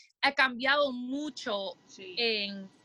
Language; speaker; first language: Spanish; early bilingual, heritage; Spanish